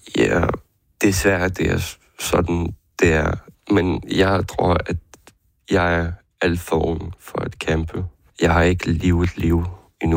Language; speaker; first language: Danish; non-native, fluent; Ukrainian